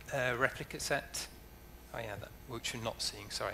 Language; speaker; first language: English; native; English